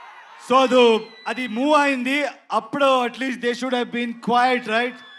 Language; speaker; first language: Telugu; non-native, learner; Kannada